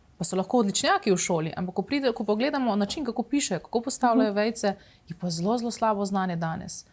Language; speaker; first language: Slovenian; native; Slovenian